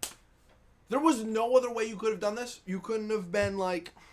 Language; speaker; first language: English; native; English